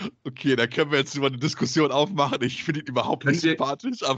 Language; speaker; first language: German; native; German